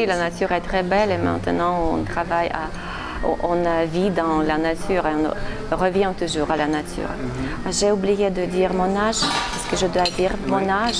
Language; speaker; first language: French; non-native, fluent; Russian